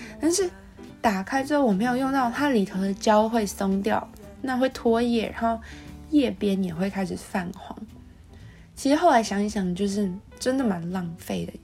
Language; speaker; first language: Chinese; native; Chinese